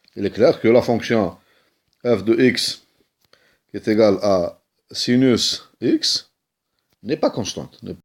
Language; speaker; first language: French; non-native, local second language; Arabic